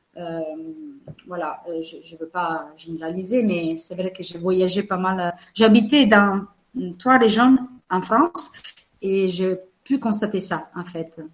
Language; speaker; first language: French; non-native, fluent; Italian